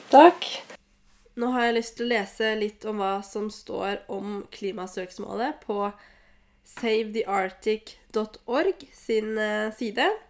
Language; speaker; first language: Norwegian; native; Norwegian